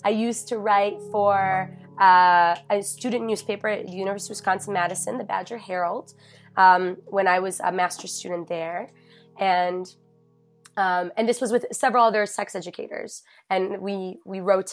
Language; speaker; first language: English; native; English